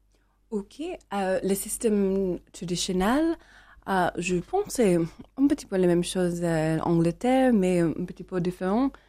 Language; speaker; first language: French; non-native, learner; English